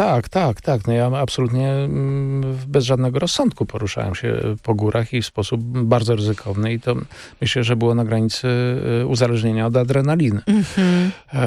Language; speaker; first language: Polish; native; Polish